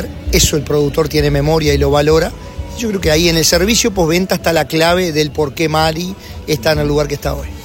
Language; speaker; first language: Spanish; native; Spanish